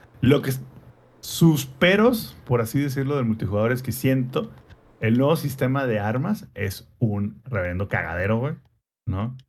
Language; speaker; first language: Spanish; native; Spanish